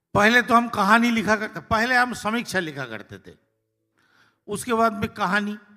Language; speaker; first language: Hindi; non-native, local second language; Bangla